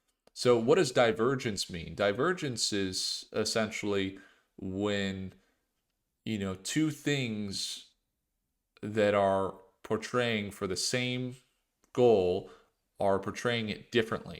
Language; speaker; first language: English; native; English